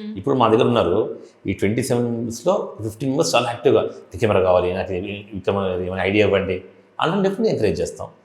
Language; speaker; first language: Telugu; native; Telugu